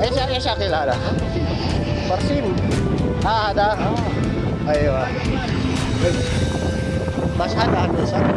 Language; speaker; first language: Arabic; non-native, learner; Filipino